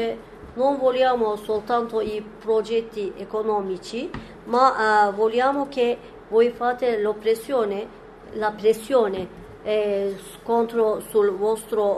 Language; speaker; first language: Italian; non-native, fluent; Turkish